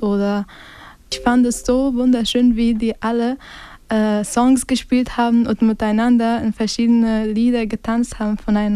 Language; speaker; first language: German; non-native, fluent; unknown